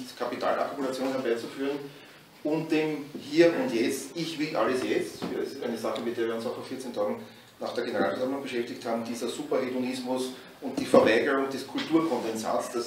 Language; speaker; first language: German; native; German